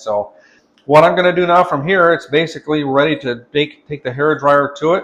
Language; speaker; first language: English; native; English